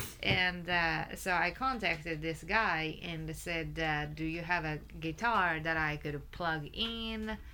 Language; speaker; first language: English; non-native, fluent; Japanese